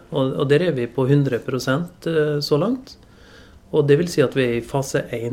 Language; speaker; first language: Norwegian; native; Norwegian